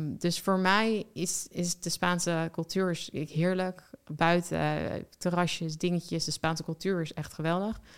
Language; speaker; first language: Dutch; native; Dutch